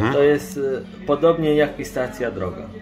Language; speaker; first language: Polish; non-native, learner; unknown